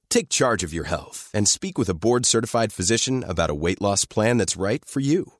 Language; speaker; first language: English; native; English